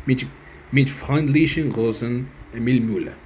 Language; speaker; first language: German; non-native, learner; Spanish